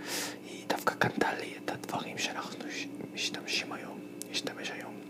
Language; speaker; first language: Hebrew; non-native, fluent; English